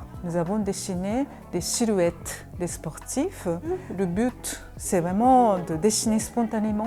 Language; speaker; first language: French; non-native, fluent; Japanese